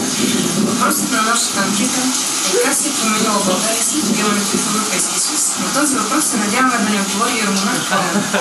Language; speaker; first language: Bulgarian; native; Bulgarian